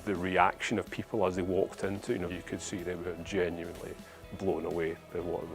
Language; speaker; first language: English; native; English